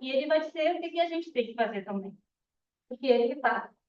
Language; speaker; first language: Portuguese; non-native, fluent; Spanish